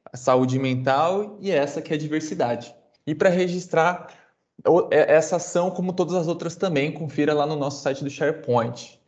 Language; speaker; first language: English; non-native, fluent; Portuguese